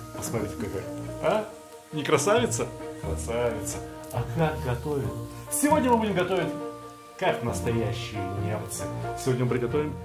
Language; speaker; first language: Russian; native; Russian